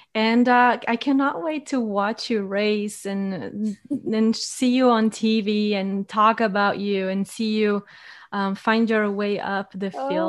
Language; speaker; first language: English; non-native, fluent; Portuguese